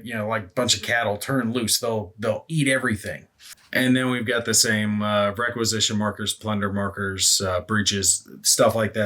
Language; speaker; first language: English; native; English